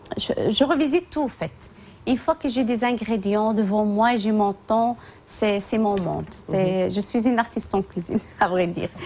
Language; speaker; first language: French; non-native, local second language; Tachelhit